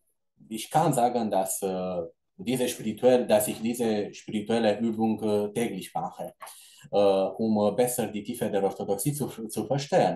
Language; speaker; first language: German; non-native, fluent; Romanian